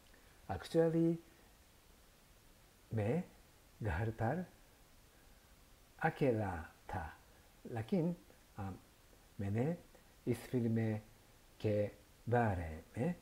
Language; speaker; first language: Hindi; non-native, learner; Japanese